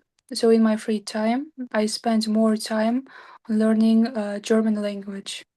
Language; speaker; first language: English; non-native, learner; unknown